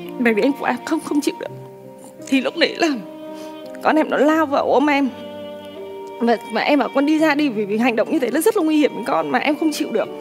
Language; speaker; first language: Vietnamese; native; Vietnamese